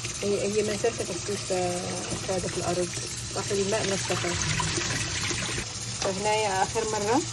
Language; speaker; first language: Arabic; native; Arabic